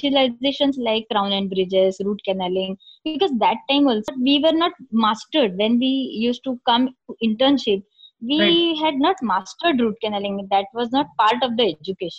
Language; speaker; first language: English; non-native, local second language; Marathi